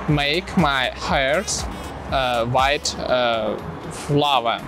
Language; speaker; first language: English; non-native, learner; Russian